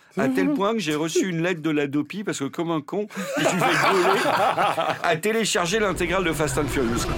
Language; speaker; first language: French; native; French